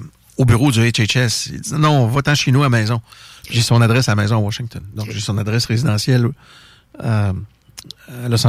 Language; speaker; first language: French; native; French